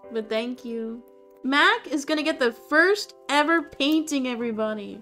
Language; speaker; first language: English; native; English